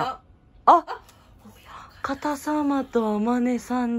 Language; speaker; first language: Japanese; native; Japanese